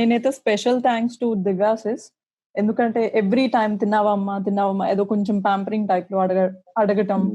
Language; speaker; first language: Telugu; early bilingual, heritage; Telugu